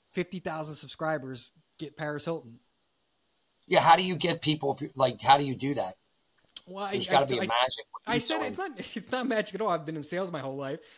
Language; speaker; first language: English; native; English